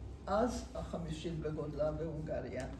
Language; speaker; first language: Hebrew; non-native, fluent; Hungarian